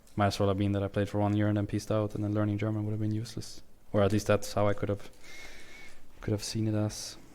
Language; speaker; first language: English; non-native, fluent; Swedish